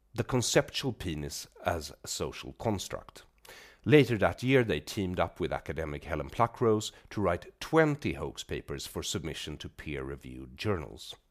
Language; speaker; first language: English; non-native, fluent; Swedish